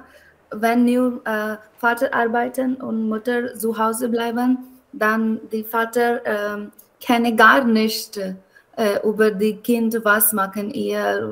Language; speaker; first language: German; non-native, learner; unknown